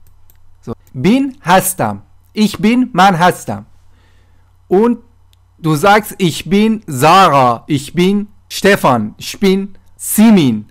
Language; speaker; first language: German; non-native, fluent; Persian